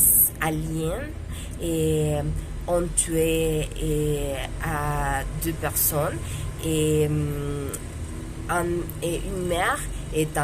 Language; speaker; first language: French; non-native, learner; Spanish